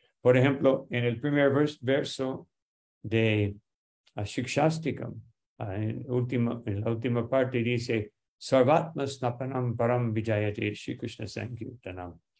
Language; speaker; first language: Spanish; non-native, fluent; English